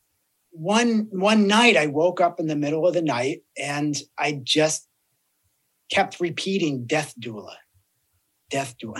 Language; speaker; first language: English; native; English